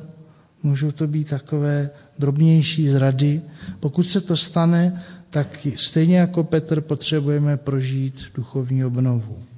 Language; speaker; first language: Czech; native; Czech